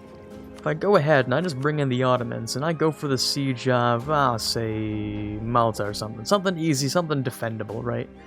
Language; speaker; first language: English; native; English